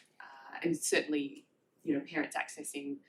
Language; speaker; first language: English; native; English